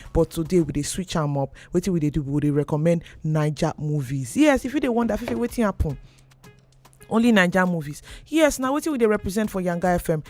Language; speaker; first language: Nigerian Pidgin; native; Nigerian Pidgin